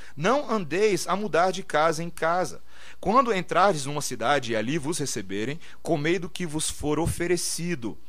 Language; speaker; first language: Portuguese; native; Portuguese